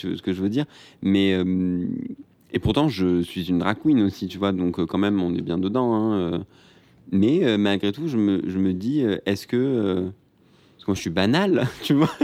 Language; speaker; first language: French; native; French